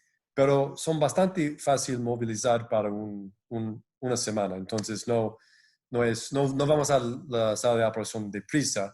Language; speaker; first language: Spanish; non-native, fluent; English